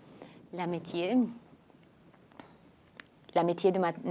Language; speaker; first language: French; non-native, fluent; Romanian